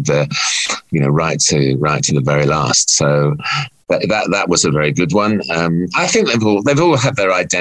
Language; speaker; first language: English; native; English